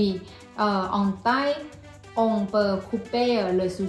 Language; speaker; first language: French; non-native, learner; Thai